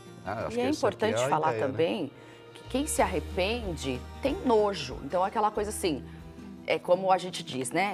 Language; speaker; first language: Portuguese; native; Portuguese